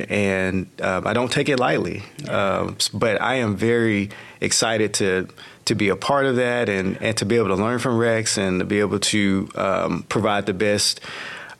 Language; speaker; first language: English; native; English